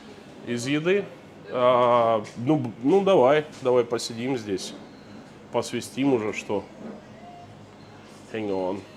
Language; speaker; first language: Russian; native; Russian